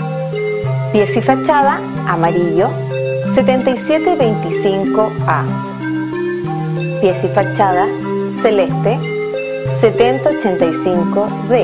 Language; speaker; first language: Spanish; native; Spanish